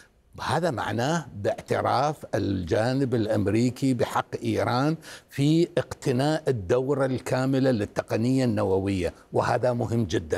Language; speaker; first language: Arabic; non-native, fluent; Persian